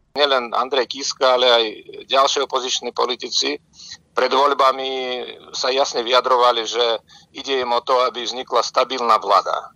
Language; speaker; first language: Slovak; non-native, fluent; Russian